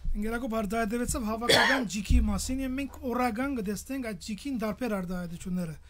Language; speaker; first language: Armenian; early bilingual, heritage; Armenian